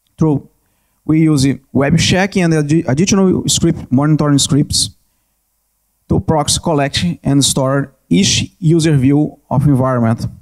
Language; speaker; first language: English; non-native, learner; Portuguese